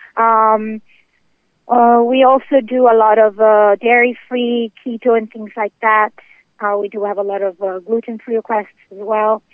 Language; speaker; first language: English; native; English